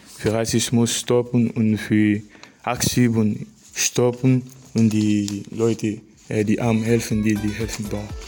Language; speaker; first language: German; non-native, learner; Persian